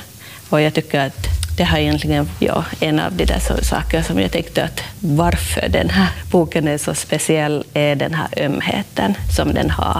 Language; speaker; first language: Swedish; non-native, fluent; Finnish